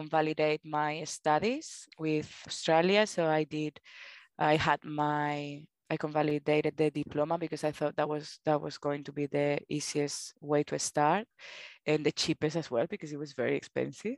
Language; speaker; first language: English; non-native, fluent; Spanish